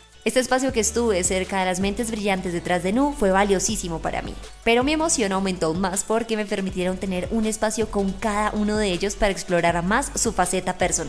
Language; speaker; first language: Spanish; native; Spanish